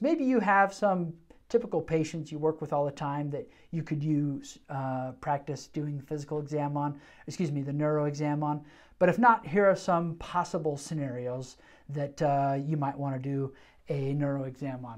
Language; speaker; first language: English; native; English